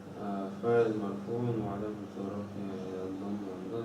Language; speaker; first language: Arabic; non-native, learner; Chechen